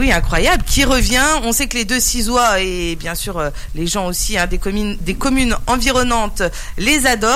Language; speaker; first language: French; native; French